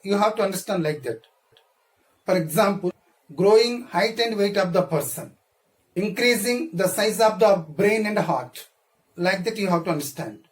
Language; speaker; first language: English; non-native, local second language; Telugu